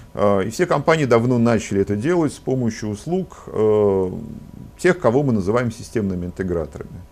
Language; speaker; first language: Russian; native; Russian